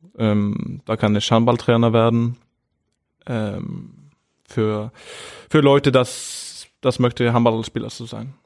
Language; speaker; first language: German; non-native, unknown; Norwegian